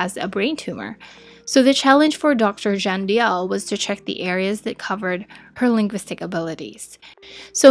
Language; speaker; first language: English; non-native, local second language; Filipino